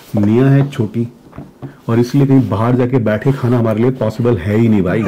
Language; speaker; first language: Hindi; native; Hindi